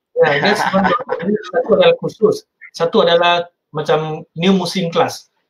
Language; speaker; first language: Malay; non-native, local second language; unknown